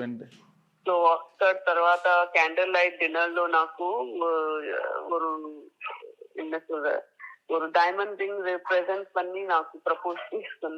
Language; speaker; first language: Telugu; non-native, learner; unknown